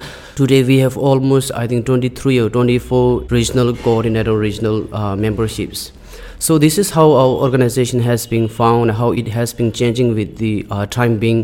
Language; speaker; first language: English; non-native, learner; Tibetan